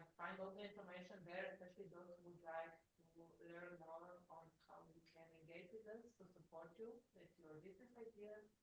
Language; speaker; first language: English; non-native, fluent; Slovenian